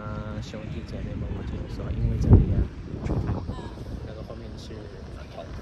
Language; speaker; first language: Chinese; early bilingual, heritage; Chinese